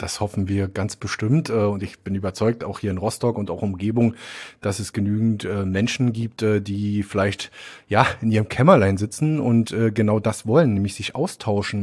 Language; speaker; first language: German; native; German